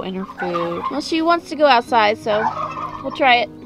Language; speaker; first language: English; native; English